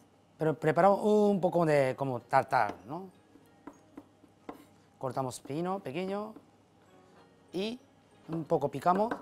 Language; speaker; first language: Spanish; non-native, learner; Japanese